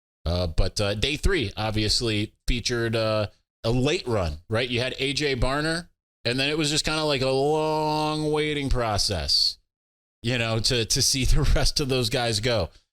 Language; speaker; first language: English; native; English